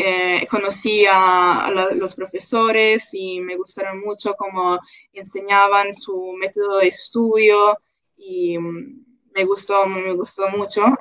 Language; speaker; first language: Spanish; non-native, local second language; Italian